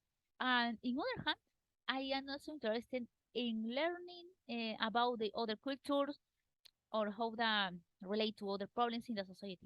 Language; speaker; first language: English; non-native, learner; Spanish